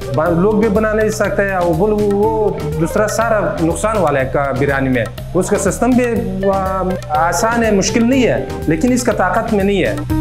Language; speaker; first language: Hindi; non-native, fluent; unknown